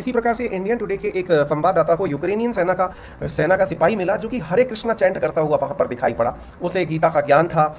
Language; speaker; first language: Hindi; native; Hindi